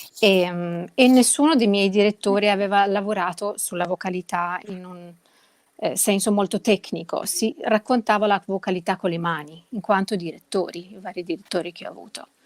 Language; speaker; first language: Italian; non-native, fluent; Russian